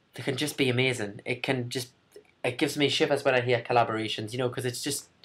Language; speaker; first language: English; native; English